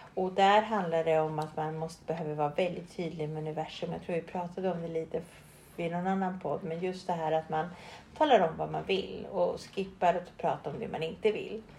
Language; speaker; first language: Swedish; early bilingual, other home language; Spanish